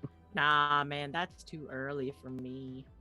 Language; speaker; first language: English; native; English